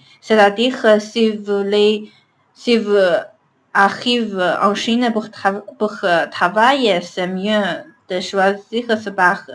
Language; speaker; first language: French; non-native, learner; Chinese